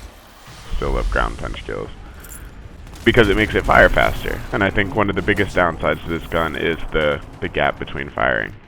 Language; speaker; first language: English; native; English